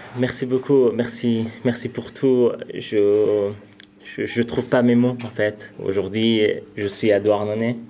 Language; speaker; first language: French; non-native, fluent; Persian